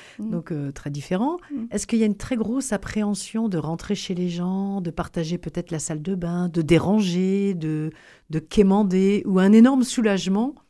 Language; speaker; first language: French; native; French